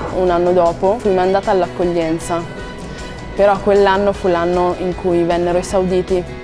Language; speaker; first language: Italian; early bilingual, other home language; Arabic